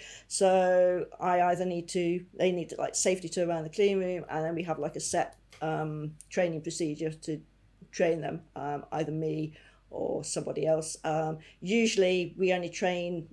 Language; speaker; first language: English; native; English